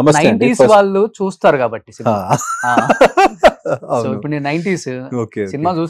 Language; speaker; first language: Telugu; native; Telugu